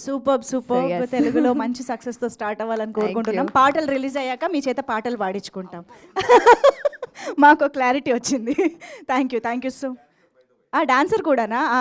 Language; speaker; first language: Telugu; native; Telugu